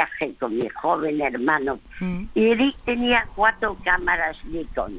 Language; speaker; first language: Spanish; early bilingual, other home language; French